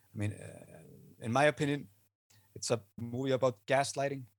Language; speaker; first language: English; non-native, fluent; Icelandic